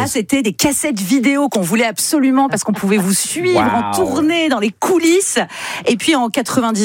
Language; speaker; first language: French; native; French